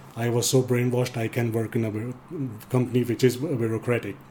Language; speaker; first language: English; non-native, fluent; Danish